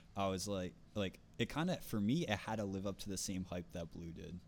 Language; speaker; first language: English; native; English